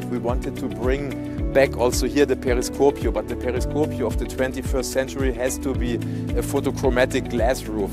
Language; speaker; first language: English; non-native, fluent; German